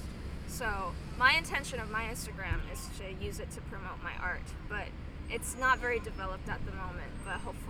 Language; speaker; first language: English; native; English